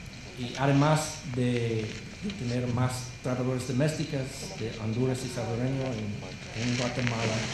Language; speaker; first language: Spanish; non-native, fluent; English